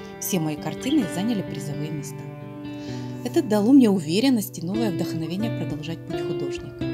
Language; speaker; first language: Russian; native; Russian